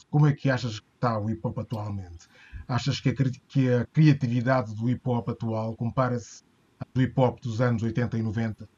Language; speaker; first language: Portuguese; native; Portuguese